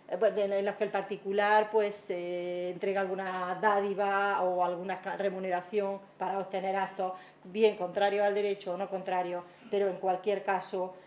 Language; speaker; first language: Spanish; native; Spanish